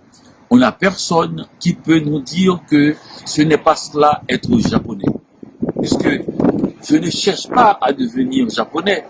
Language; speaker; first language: French; non-native, local second language; Haitian Creole